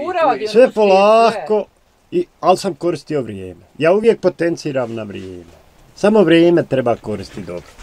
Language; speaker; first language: Bosnian; native; Bosnian